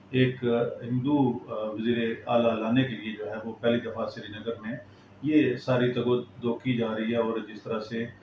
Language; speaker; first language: Urdu; non-native, local second language; Pahari-Potwari